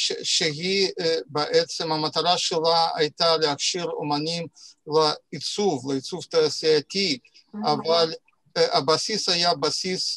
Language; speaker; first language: Hebrew; non-native, fluent; Russian